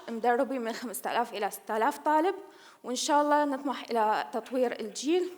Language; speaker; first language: English; non-native, learner; Arabic